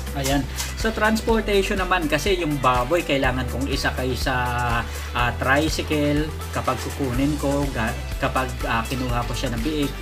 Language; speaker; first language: Filipino; non-native, local second language; Bikol